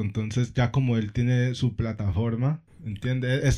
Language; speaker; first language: Spanish; early bilingual, heritage; Spanish